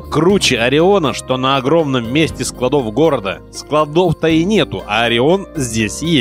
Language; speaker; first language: Russian; native; Russian